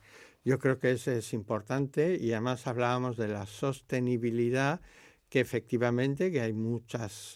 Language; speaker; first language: Spanish; native; Spanish